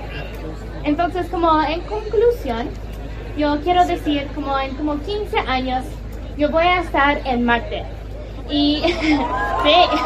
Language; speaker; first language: Spanish; non-native, learner; English